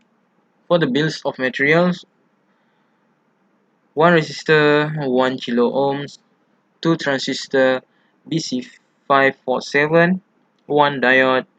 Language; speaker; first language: English; non-native, local second language; Malay